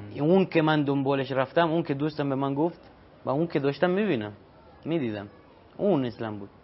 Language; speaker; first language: Persian; non-native, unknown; Spanish